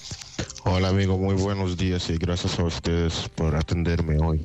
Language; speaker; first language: Spanish; non-native, fluent; Arabic